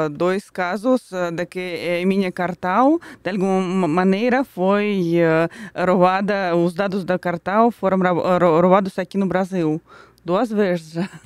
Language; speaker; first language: Portuguese; non-native, fluent; Russian